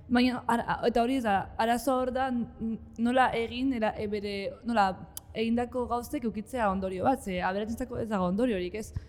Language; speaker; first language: Basque; native; Basque